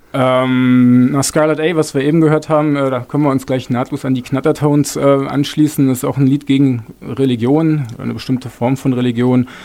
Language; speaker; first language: German; native; German